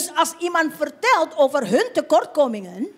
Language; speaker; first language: Dutch; non-native, fluent; Indonesian